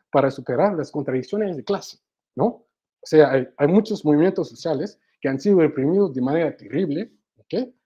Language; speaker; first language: Spanish; non-native, fluent; Wolof